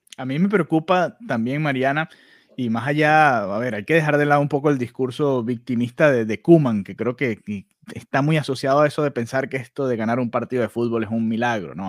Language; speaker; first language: Spanish; native; Spanish